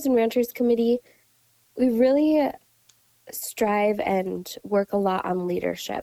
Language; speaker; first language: English; native; English